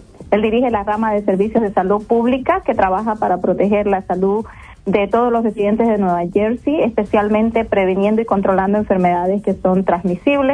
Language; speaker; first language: Spanish; native; Spanish